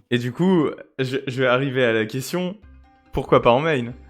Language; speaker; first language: French; native; French